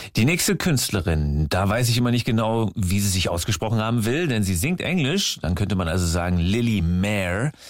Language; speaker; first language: German; native; German